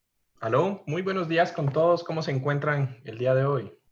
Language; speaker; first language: Spanish; native; Spanish